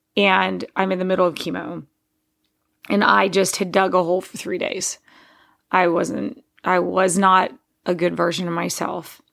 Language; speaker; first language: English; native; English